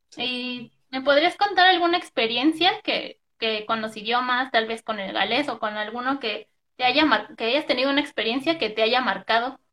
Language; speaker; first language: Spanish; native; Spanish